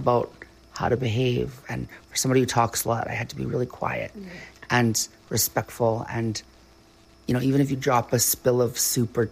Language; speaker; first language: English; native; English